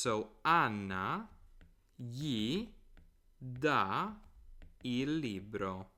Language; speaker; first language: Italian; non-native, fluent; English